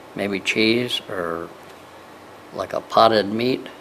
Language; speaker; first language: English; native; English